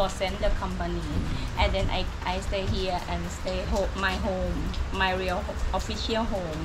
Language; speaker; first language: English; non-native, learner; Thai